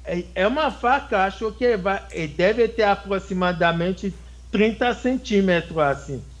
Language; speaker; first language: Portuguese; non-native, fluent; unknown